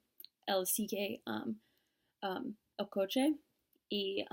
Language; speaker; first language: Spanish; non-native, learner; English